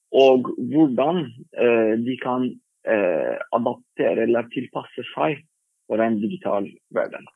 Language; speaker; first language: Norwegian; non-native, fluent; Turkish